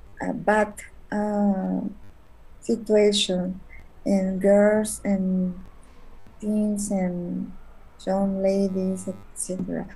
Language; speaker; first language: English; non-native, learner; Spanish